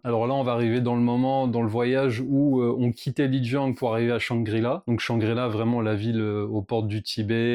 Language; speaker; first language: French; native; French